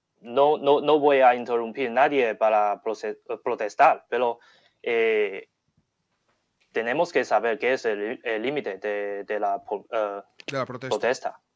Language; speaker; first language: Spanish; non-native, learner; Chinese